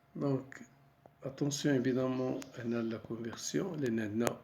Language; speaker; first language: French; non-native, local second language; Arabic